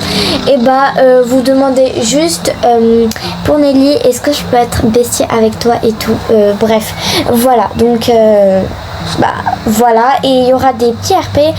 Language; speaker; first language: French; native; French